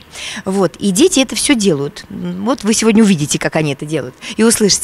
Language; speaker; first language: Russian; native; Russian